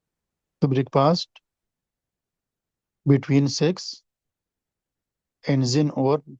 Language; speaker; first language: English; non-native, learner; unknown